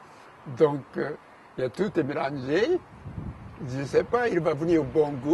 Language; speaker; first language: French; non-native, learner; Japanese